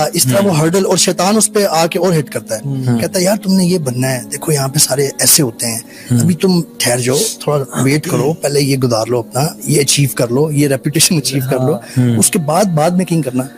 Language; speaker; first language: Urdu; native; Urdu